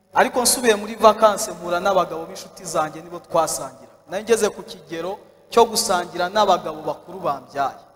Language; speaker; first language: Kinyarwanda; native; Kinyarwanda